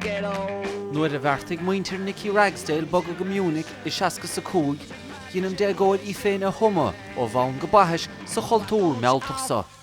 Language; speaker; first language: Irish; native; Irish